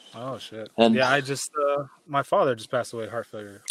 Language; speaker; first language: English; early bilingual, other home language; Filipino